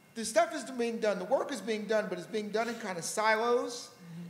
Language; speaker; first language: English; native; English